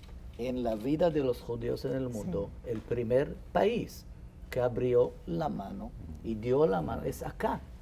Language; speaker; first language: Spanish; non-native, fluent; Hebrew